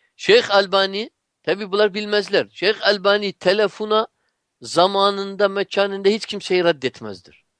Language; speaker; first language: Turkish; non-native, fluent; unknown